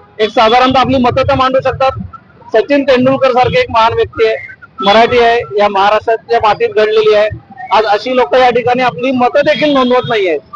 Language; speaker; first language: Marathi; native; Marathi